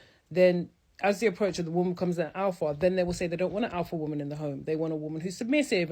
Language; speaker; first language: English; native; English